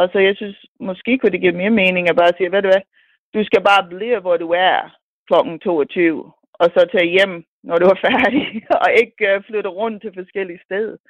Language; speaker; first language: Danish; non-native, fluent; English